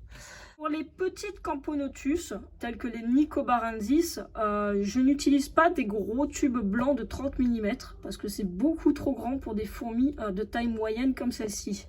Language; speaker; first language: French; native; French